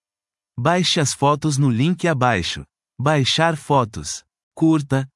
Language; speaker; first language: Portuguese; native; Portuguese